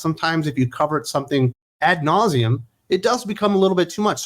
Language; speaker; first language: English; native; English